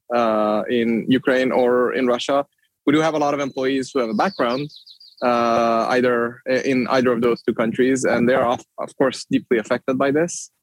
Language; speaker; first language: English; non-native, fluent; Swedish